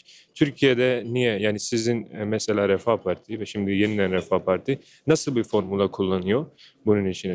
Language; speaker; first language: Turkish; non-native, fluent; Urdu